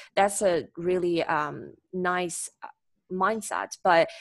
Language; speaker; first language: English; non-native, fluent; Chinese